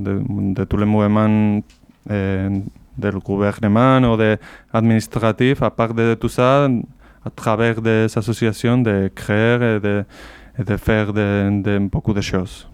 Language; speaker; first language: French; non-native, learner; Basque